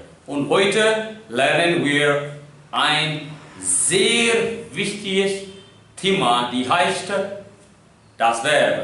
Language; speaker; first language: German; non-native, learner; Hindi